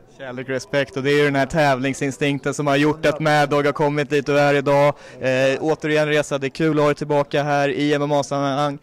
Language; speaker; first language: Swedish; native; Swedish